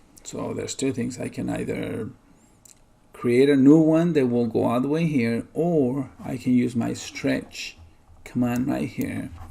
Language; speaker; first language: English; native; English